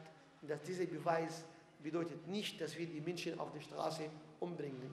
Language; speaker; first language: German; non-native, fluent; Arabic